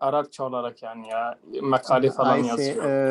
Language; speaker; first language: Turkish; non-native, fluent; Arabic